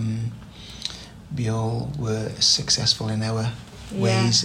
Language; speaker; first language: English; native; English